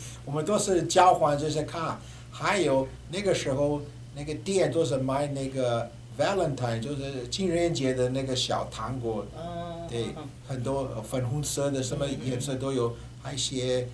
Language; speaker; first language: Chinese; non-native, fluent; English